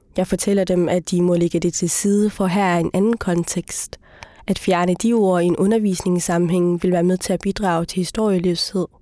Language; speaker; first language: Danish; early bilingual, other home language; Somali